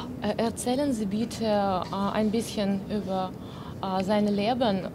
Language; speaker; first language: German; non-native, learner; Russian